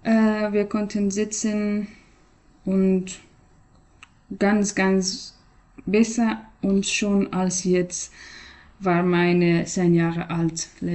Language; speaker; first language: German; non-native, learner; Persian